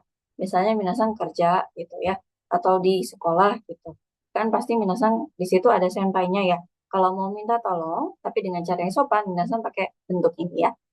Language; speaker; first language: Indonesian; native; Indonesian